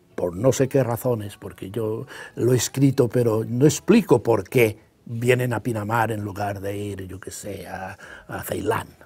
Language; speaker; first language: Spanish; non-native, local second language; Catalan